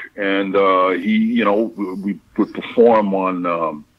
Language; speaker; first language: English; native; English